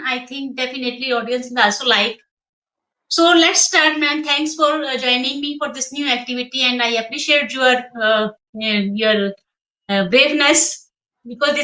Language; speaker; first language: English; non-native, local second language; Hindi